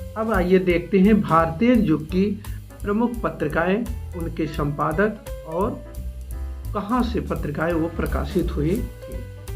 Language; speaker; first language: Hindi; native; Hindi